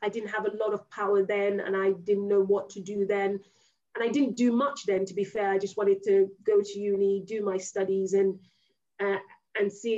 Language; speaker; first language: English; non-native, local second language; Yoruba